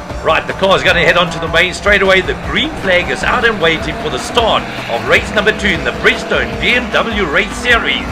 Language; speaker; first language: English; native; English